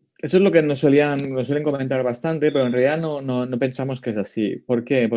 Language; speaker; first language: Spanish; native; Spanish